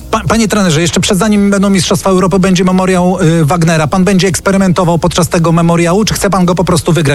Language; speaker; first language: Polish; native; Polish